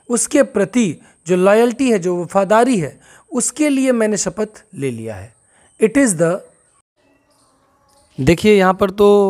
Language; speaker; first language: Hindi; non-native, local second language; Maithili